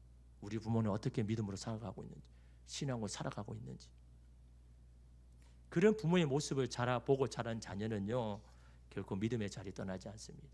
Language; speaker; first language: Korean; native; Korean